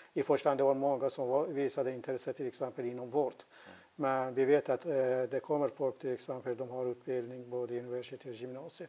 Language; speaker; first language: Swedish; non-native, fluent; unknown